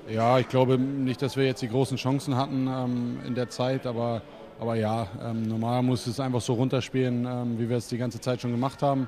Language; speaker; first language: German; native; German